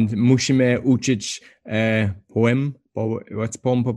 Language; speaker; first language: Polish; non-native, learner; English